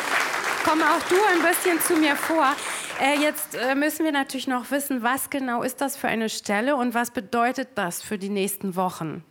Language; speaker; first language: German; native; German